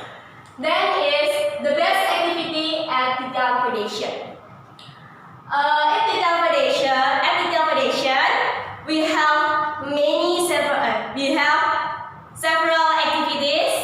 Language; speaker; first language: English; non-native, learner; Indonesian